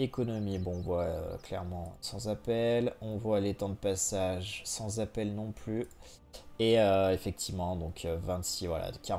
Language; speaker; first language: French; native; French